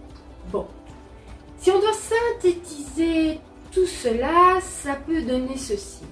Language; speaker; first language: French; native; French